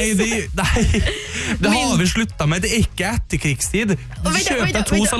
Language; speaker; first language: Norwegian; native; Norwegian